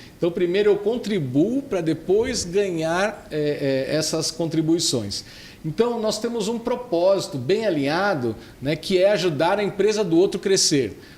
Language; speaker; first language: Portuguese; native; Portuguese